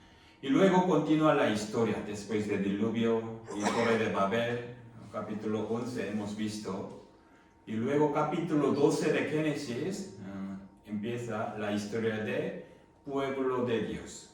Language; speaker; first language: Spanish; non-native, fluent; Korean